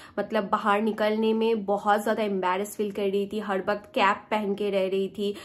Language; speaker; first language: Hindi; native; Hindi